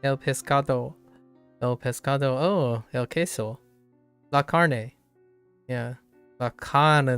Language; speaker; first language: Spanish; non-native, learner; English